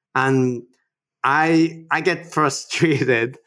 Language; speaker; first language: English; native; English